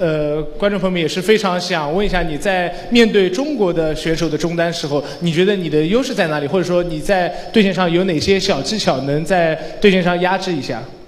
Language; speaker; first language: Chinese; native; Chinese